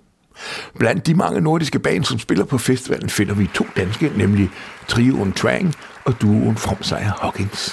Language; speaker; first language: Danish; native; Danish